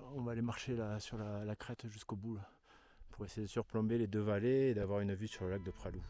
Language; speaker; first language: French; native; French